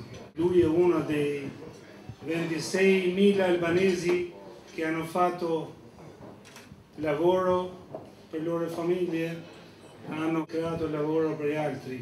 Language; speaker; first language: Italian; non-native, fluent; Albanian